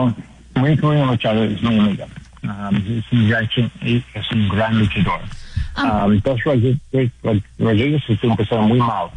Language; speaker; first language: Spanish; non-native, learner; English